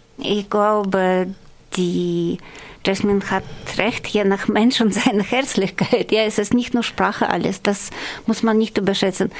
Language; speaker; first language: German; non-native, fluent; Russian